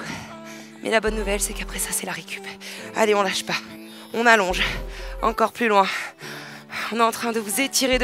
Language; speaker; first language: French; native; French